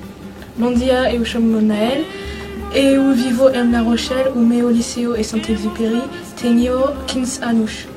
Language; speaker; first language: Portuguese; non-native, learner; French